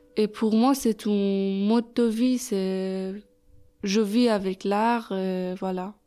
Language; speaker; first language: French; non-native, fluent; Persian